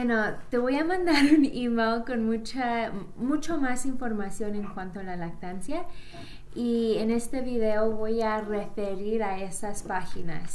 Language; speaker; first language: Spanish; early bilingual, heritage; Spanish